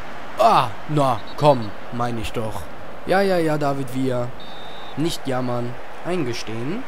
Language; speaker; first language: German; native; German